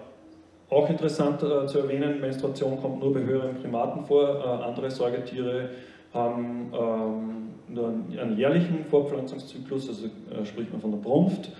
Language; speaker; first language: German; native; German